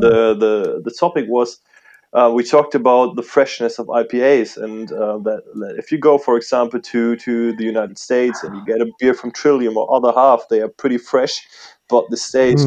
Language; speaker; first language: English; non-native, fluent; German